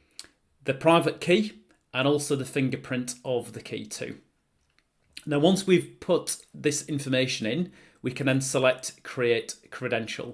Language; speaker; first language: English; native; English